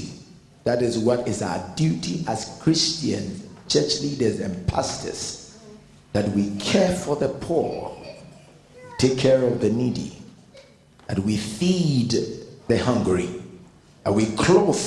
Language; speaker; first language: English; non-native, local second language; Akan